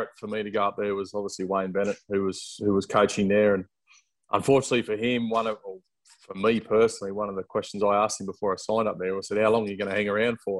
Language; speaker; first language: English; native; English